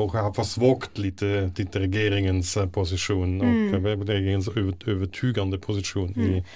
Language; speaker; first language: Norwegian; non-native, fluent; German